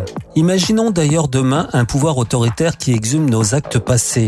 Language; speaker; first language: French; native; French